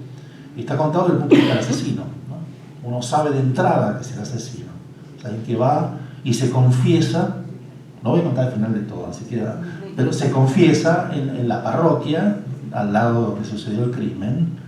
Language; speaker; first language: Spanish; native; Spanish